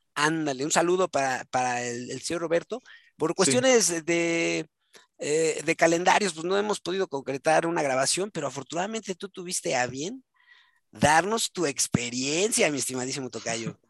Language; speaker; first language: Spanish; native; Spanish